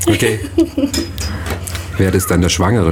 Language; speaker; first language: German; native; German